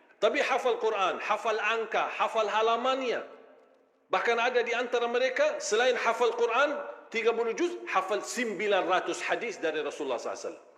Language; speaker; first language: Malay; non-native, fluent; Arabic